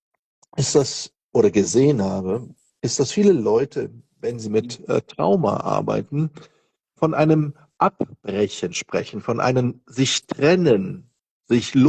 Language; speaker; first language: German; non-native, fluent; Portuguese